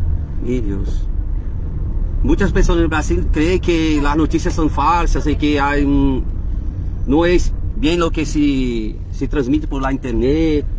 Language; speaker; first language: Spanish; non-native, fluent; Portuguese